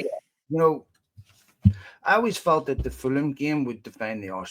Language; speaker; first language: English; native; English